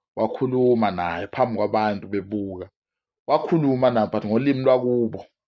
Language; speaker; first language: Zulu; non-native, local second language; Swati